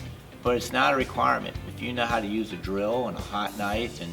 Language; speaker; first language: English; native; English